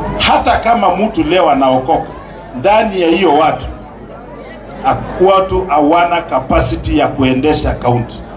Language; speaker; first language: Swahili; non-native, local second language; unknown